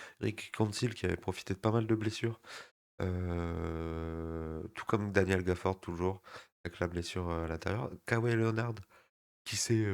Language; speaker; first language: French; native; French